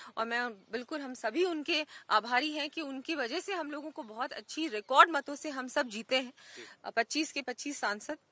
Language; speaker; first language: Hindi; native; Hindi